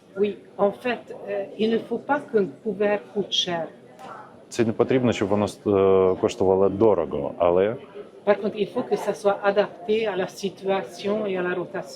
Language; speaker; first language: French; non-native, fluent; Ukrainian